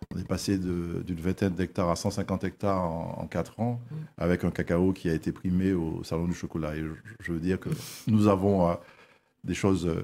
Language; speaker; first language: French; native; French